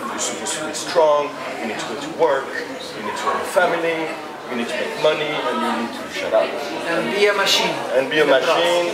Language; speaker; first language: English; non-native, fluent; French